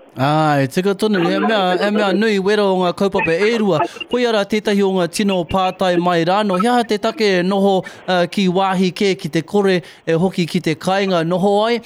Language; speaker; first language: Māori; native; Māori